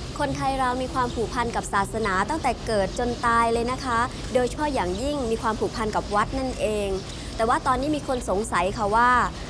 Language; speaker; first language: Thai; native; Thai